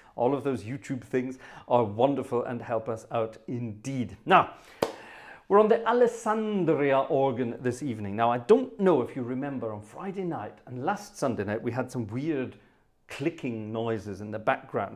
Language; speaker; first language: English; native; English